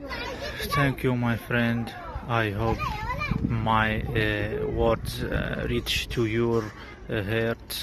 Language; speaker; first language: English; non-native, learner; Arabic